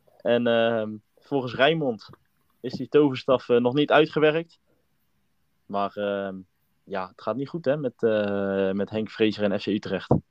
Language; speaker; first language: Dutch; native; Dutch